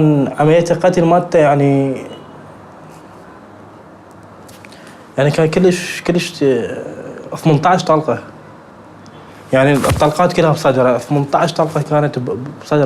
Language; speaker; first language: Arabic; native; Arabic